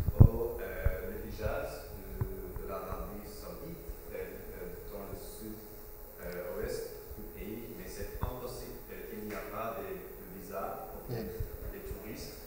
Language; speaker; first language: French; non-native, fluent; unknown